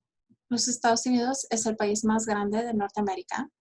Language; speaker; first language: Spanish; early bilingual, heritage; Spanish